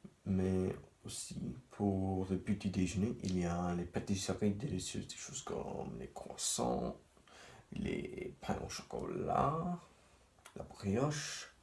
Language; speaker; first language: French; non-native, learner; English